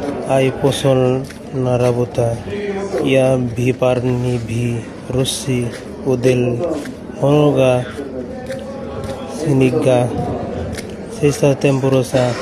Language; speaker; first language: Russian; non-native, learner; Bangla